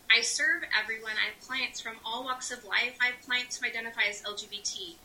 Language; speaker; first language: English; native; English